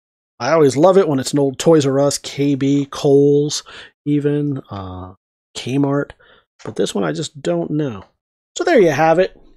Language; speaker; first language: English; native; English